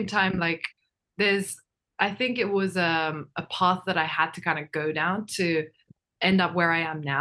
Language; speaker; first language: English; non-native, fluent; Japanese